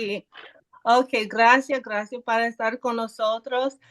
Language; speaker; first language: Spanish; non-native, learner; English